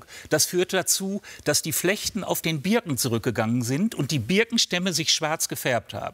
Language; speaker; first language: German; native; German